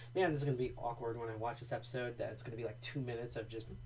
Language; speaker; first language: English; native; English